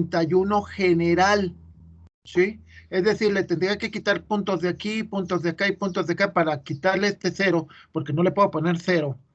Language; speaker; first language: Spanish; native; Spanish